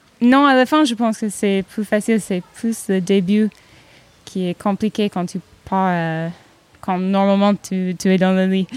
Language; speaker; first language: French; non-native, learner; English